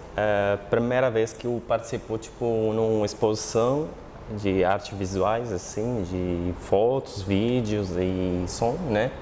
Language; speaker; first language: Portuguese; non-native, fluent; Arabic